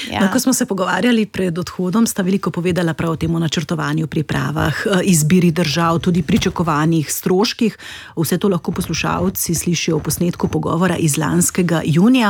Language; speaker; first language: Slovenian; native; Slovenian